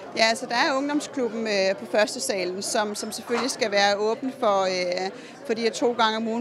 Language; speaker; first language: Danish; native; Danish